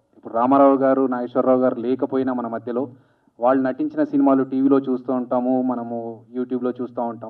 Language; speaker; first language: Telugu; native; Telugu